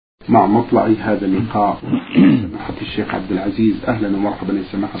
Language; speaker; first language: Arabic; native; Arabic